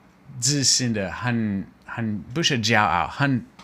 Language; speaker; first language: Chinese; non-native, learner; English